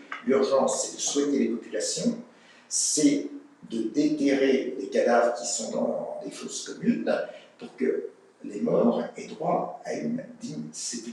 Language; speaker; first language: French; native; French